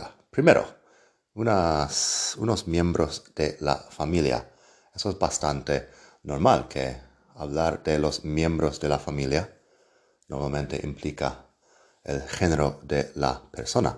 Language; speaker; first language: Spanish; non-native, fluent; English